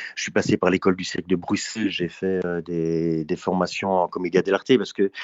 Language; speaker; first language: French; native; French